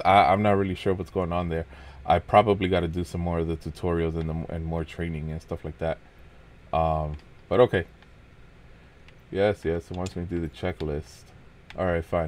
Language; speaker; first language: English; early bilingual, other home language; Spanish